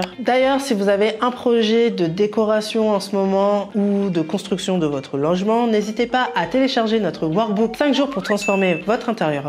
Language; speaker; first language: French; native; French